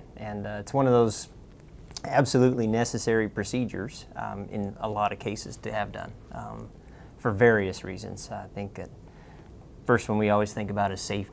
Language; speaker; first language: English; native; English